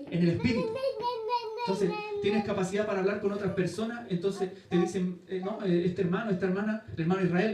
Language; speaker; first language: Spanish; native; Spanish